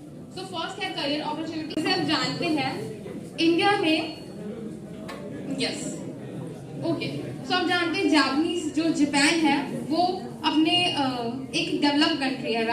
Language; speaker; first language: Hindi; native; Hindi